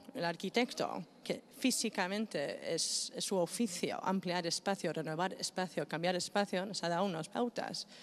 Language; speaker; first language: Spanish; non-native, fluent; Greek